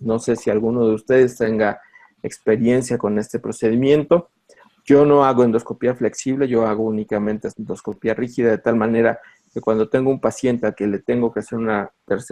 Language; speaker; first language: Spanish; native; Spanish